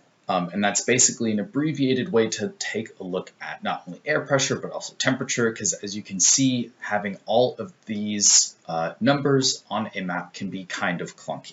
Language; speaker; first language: English; native; English